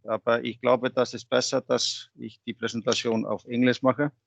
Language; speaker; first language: German; non-native, fluent; Icelandic